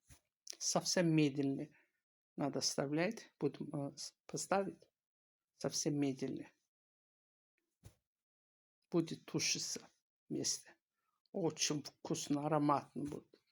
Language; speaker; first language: Russian; non-native, local second language; Azerbaijani